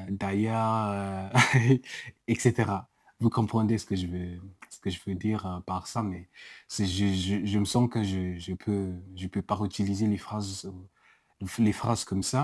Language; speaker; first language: French; non-native, learner; English